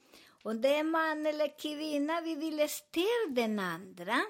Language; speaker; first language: Swedish; non-native, learner; Spanish